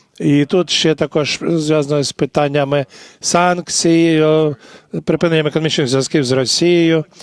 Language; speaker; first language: Ukrainian; non-native, fluent; English